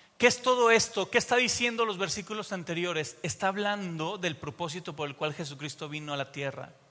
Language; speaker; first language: Spanish; native; Spanish